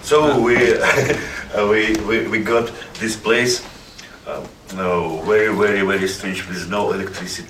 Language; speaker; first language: English; non-native, learner; Russian